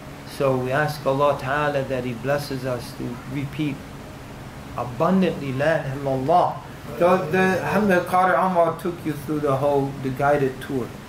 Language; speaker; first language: English; native; English